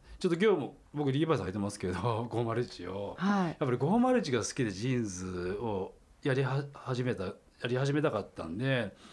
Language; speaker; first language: Japanese; native; Japanese